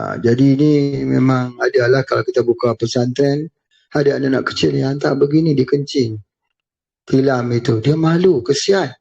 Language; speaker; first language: Malay; native; Malay